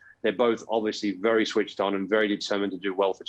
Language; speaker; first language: English; native; English